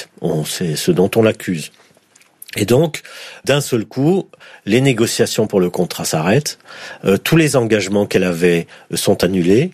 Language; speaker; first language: French; native; French